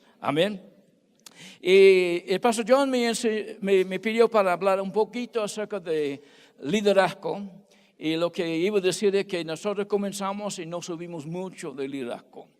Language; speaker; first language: Spanish; non-native, fluent; English